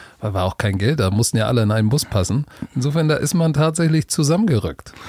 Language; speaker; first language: German; native; German